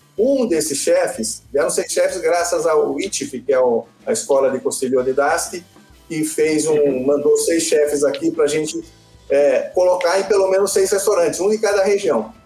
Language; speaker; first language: Portuguese; early bilingual, other home language; Italian